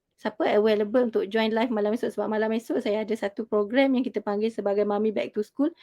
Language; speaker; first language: Malay; native; Malay